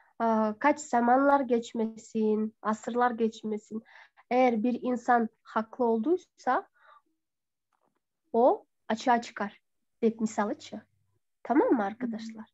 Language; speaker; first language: Turkish; non-native, fluent; Kyrgyz